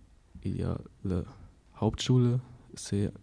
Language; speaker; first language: French; non-native, learner; German